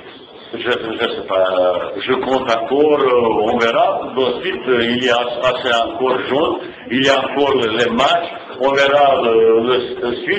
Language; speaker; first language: French; non-native, fluent; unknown